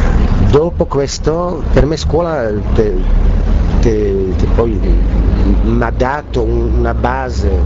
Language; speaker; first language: Italian; non-native, learner; Czech